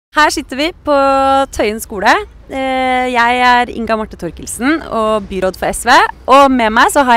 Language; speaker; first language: Norwegian; native; Norwegian